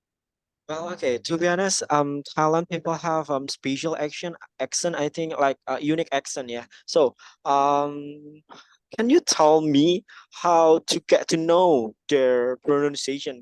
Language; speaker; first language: English; non-native, fluent; Indonesian